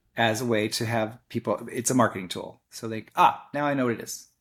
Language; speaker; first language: English; native; English